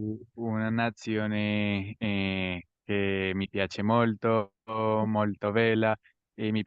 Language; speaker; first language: Italian; non-native, learner; Spanish